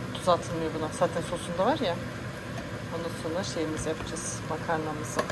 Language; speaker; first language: Turkish; native; Turkish